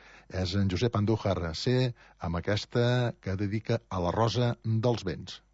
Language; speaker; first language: Catalan; native; Catalan